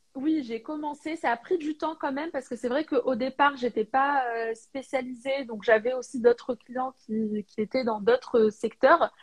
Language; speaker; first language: French; non-native, local second language; Arabic